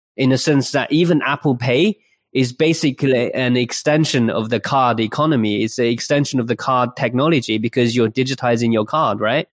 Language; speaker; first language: English; early bilingual, other home language; Chinese